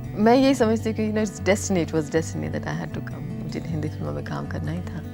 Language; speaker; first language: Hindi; non-native, local second language; Tamil